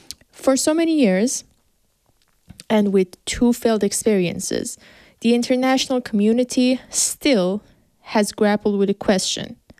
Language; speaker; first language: English; non-native, fluent; Persian